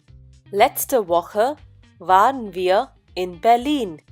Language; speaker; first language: German; non-native, fluent; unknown